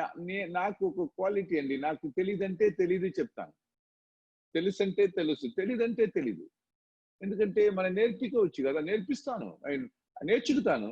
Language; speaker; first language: Telugu; non-native, local second language; Tamil